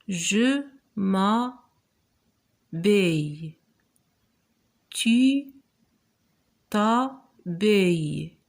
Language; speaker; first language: French; non-native, local second language; Arabic